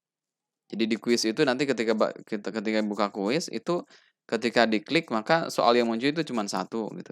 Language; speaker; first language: Indonesian; native; Indonesian